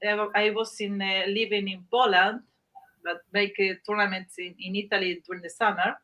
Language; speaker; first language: English; non-native, learner; Spanish